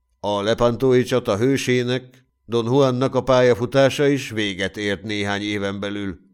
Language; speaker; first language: Hungarian; native; Hungarian